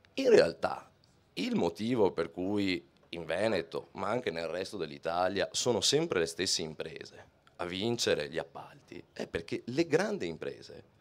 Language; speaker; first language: Italian; native; Italian